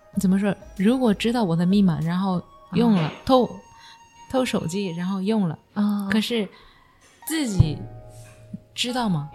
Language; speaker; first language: Chinese; non-native, learner; Japanese